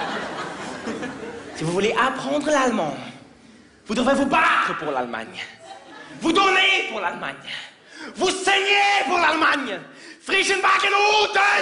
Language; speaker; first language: French; native; French